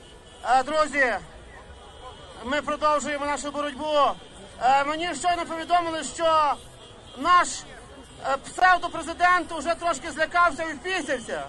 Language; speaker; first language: Ukrainian; native; Ukrainian